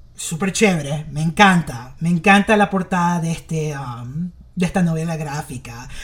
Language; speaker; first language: Spanish; early bilingual, heritage; English